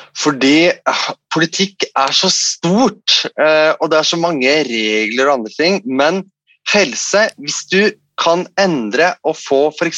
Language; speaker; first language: Norwegian; non-native, fluent; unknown